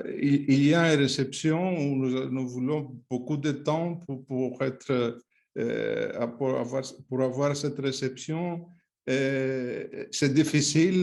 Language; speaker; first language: French; non-native, fluent; Greek